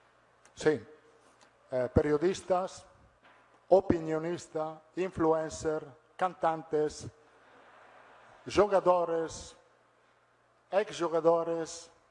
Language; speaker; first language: Portuguese; non-native, fluent; Italian